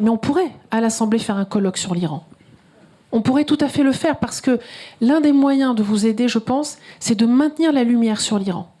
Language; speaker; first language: French; native; French